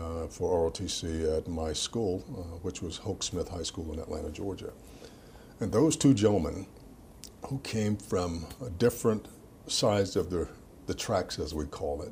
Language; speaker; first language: English; native; English